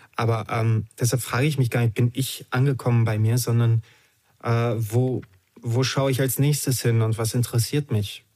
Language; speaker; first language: German; early bilingual, other home language; Romanian